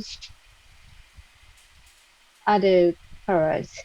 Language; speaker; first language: English; non-native, learner; Japanese